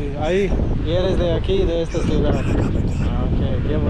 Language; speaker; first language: Spanish; non-native, learner; Bosnian